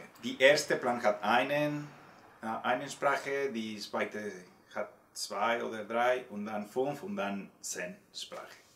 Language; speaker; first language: German; non-native, learner; Spanish